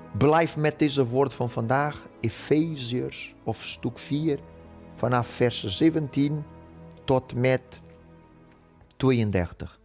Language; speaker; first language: Dutch; non-native, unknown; Portuguese